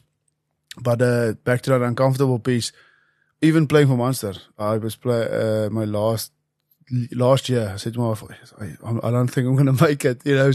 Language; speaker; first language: English; non-native, local second language; Afrikaans